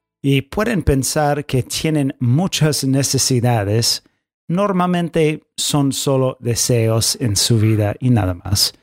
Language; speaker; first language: Spanish; non-native, fluent; English